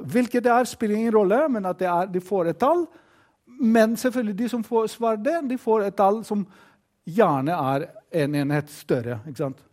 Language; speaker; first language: Norwegian; non-native, fluent; Greek